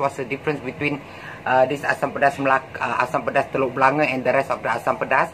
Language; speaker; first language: English; non-native, local second language; Malay